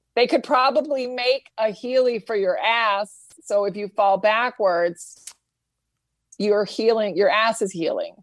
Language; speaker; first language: English; native; English